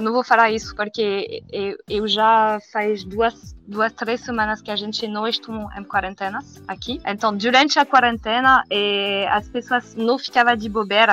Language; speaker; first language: Portuguese; non-native, learner; French